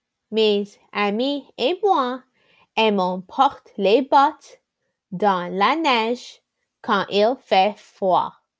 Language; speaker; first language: French; non-native, learner; English